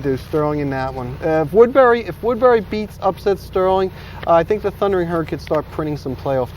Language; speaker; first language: English; native; English